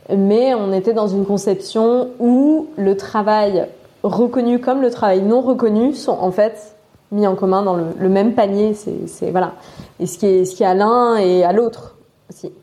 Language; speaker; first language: French; native; French